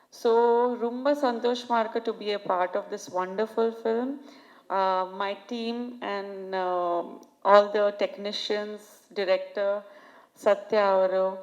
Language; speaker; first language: Tamil; non-native, fluent; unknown